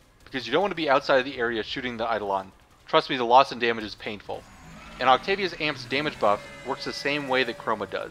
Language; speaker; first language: English; native; English